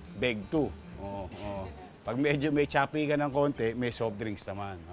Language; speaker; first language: Filipino; native; Filipino